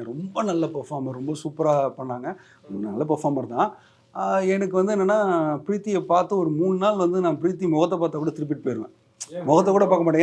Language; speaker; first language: Tamil; native; Tamil